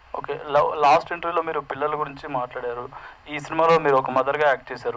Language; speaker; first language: Telugu; native; Telugu